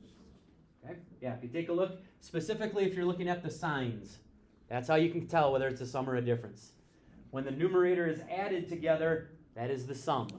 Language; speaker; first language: English; native; English